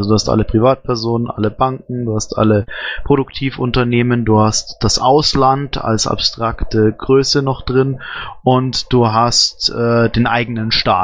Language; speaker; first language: German; native; German